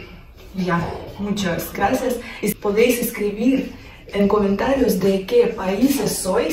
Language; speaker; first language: Spanish; non-native, fluent; Russian